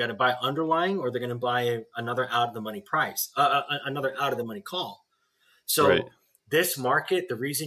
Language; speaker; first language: English; native; English